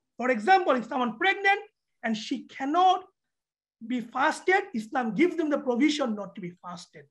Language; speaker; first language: English; non-native, local second language; Bangla